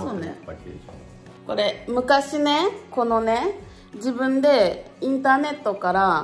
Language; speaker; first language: Japanese; native; Japanese